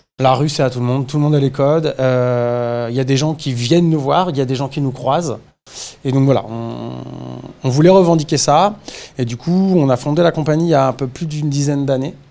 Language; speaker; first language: French; native; French